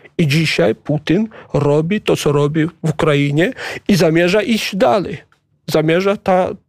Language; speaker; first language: Polish; non-native, fluent; Chechen